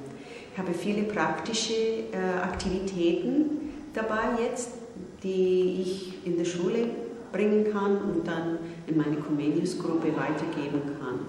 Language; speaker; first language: German; non-native, fluent; English